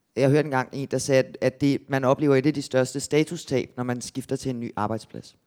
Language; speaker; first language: Danish; native; Danish